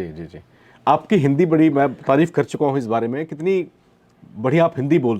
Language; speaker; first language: Hindi; native; Hindi